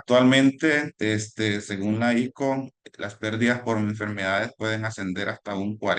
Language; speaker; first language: Spanish; native; Spanish